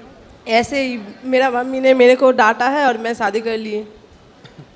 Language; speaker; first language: Hindi; non-native, local second language; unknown